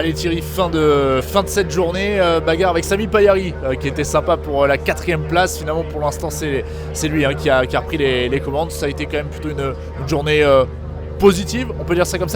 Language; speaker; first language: French; native; French